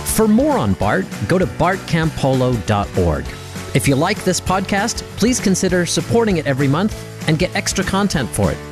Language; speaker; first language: English; native; English